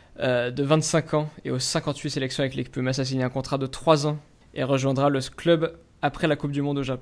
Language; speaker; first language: French; native; French